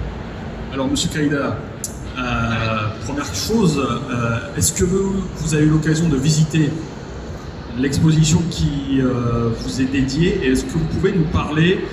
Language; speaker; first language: French; native; French